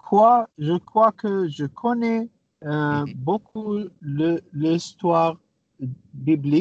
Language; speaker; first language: French; non-native, learner; Arabic